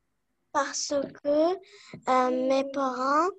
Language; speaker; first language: French; non-native, learner; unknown